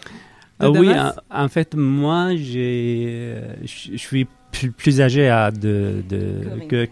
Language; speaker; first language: French; non-native, learner; Arabic